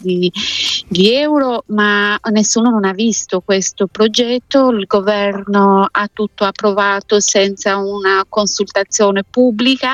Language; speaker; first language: Italian; non-native, fluent; Albanian